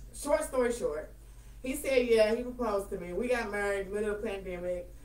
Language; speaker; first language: English; native; English